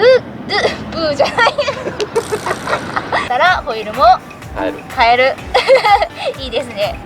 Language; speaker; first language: Japanese; native; Japanese